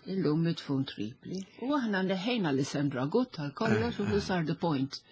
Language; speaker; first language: Maltese; non-native, local second language; English